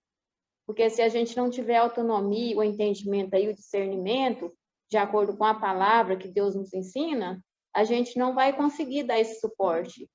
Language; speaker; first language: Portuguese; native; Portuguese